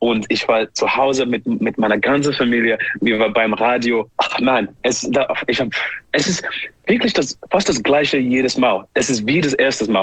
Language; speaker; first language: German; non-native, learner; English